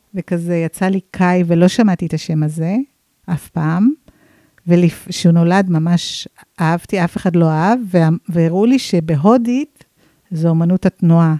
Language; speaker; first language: Hebrew; non-native, fluent; English